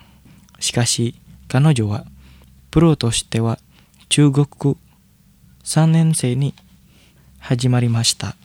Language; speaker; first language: Japanese; non-native, fluent; Indonesian